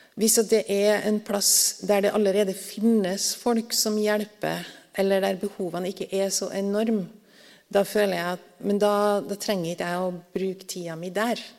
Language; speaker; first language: Norwegian; native; Norwegian